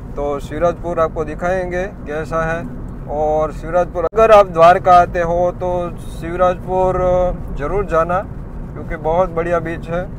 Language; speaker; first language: Hindi; non-native, local second language; Gujarati